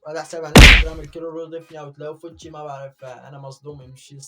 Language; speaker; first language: Arabic; native; Arabic